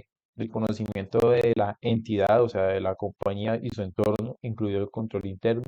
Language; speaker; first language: Spanish; native; Spanish